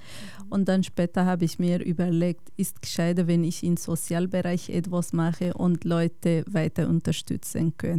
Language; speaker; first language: German; non-native, fluent; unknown